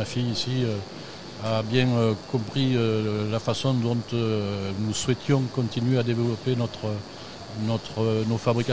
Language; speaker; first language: French; native; French